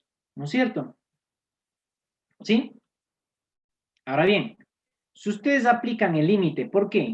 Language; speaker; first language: Spanish; native; Spanish